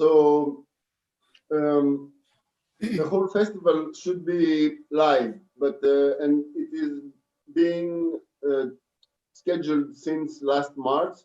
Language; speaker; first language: English; non-native, fluent; Greek